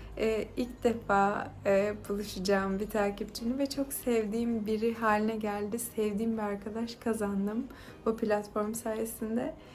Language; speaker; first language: Turkish; native; Turkish